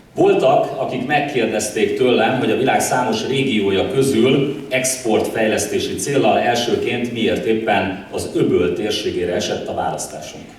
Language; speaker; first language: Hungarian; native; Hungarian